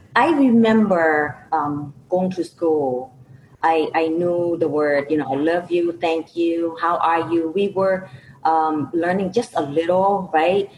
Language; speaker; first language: English; non-native, fluent; Lao